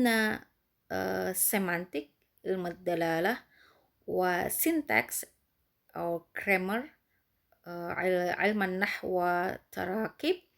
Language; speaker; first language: Arabic; non-native, fluent; Indonesian